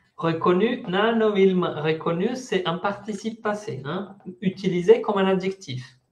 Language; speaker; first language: French; non-native, fluent; Spanish